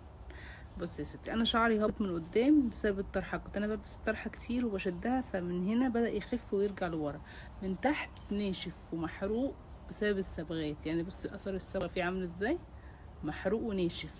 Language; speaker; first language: Arabic; native; Arabic